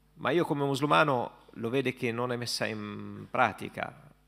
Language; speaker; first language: Italian; non-native, fluent; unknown